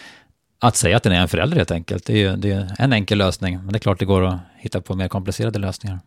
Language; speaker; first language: Swedish; native; Swedish